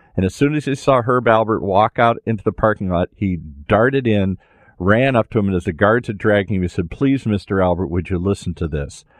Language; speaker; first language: English; native; English